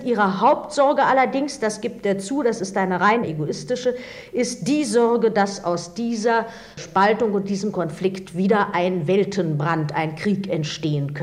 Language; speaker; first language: German; native; German